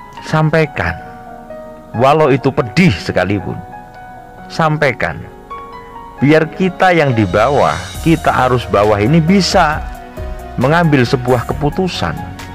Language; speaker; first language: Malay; non-native, local second language; Javanese